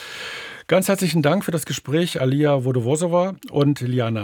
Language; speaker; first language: German; native; German